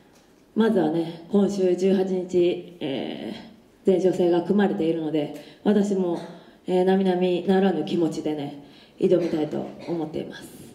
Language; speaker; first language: Japanese; native; Japanese